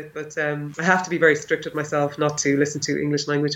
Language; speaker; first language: English; native; English